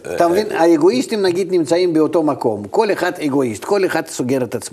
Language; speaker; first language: Hebrew; non-native, fluent; Russian